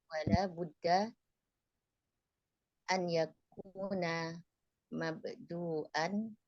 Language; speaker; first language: Arabic; non-native, learner; Indonesian